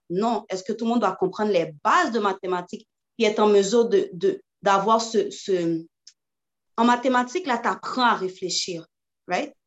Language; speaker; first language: French; early bilingual, other home language; Haitian Creole